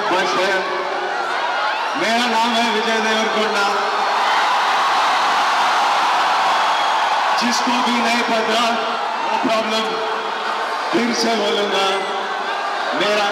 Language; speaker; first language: Hindi; non-native, local second language; Telugu